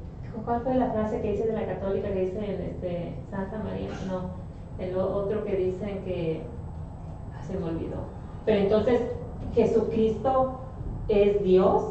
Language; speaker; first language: Spanish; native; Spanish